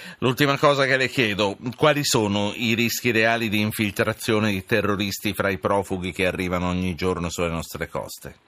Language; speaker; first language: Italian; native; Italian